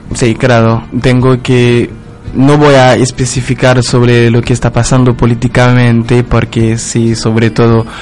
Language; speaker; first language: Spanish; non-native, learner; Haitian Creole